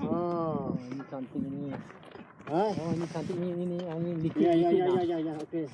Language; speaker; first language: Indonesian; non-native, local second language; Javanese